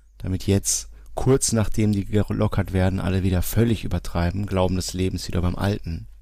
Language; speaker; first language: German; early bilingual, other home language; Portuguese